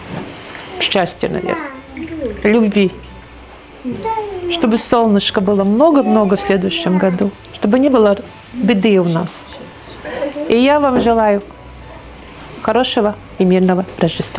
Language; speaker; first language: Russian; non-native, local second language; Latvian